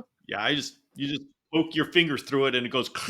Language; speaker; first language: English; native; English